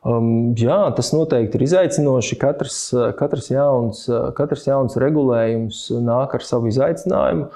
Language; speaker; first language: Latvian; native; Latvian